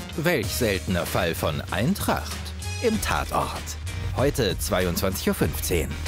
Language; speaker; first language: German; native; German